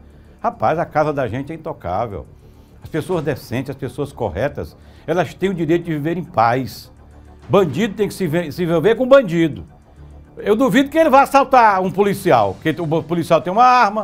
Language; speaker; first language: Portuguese; native; Portuguese